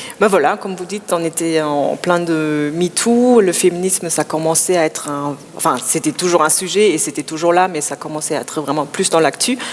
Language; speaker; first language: French; non-native, fluent; German